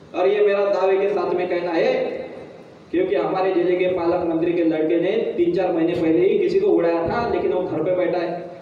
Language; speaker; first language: Hindi; non-native, local second language; Marathi